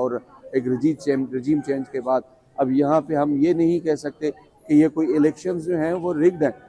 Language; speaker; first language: Urdu; non-native, local second language; Sindhi